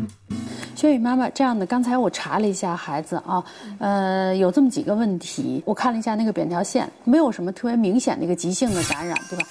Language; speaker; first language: Chinese; native; Chinese